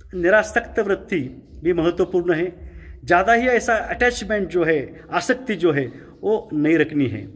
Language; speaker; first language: Hindi; non-native, local second language; Marathi